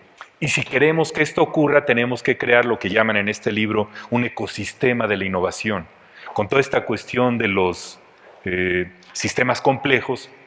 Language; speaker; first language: Spanish; native; Spanish